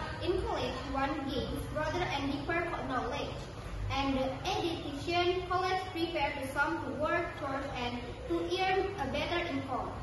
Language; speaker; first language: English; non-native, learner; Indonesian